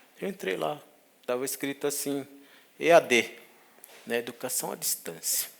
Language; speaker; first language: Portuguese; non-native, local second language; Guarani